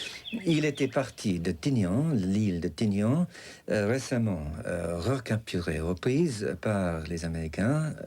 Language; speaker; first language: French; non-native, fluent; English